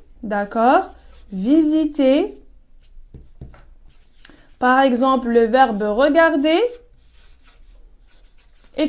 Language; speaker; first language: French; non-native, local second language; Arabic